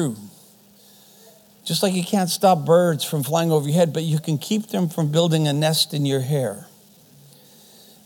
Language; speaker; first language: English; non-native, fluent; German